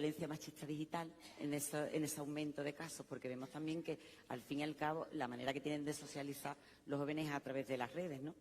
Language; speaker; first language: Spanish; native; Spanish